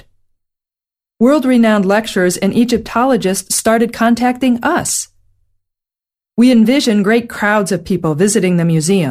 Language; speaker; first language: English; native; English